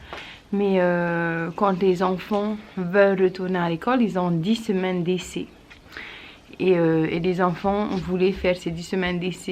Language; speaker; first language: French; native; French